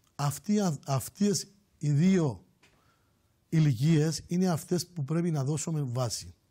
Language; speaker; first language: Greek; native; Greek